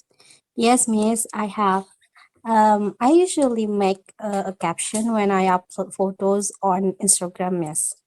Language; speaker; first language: English; non-native, learner; Indonesian